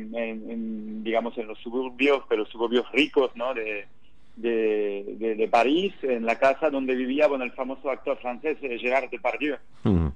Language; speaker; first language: Spanish; non-native, fluent; French